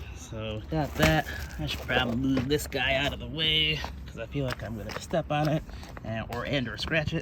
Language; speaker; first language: English; native; English